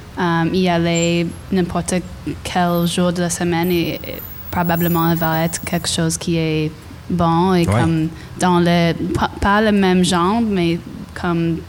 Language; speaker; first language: French; non-native, learner; English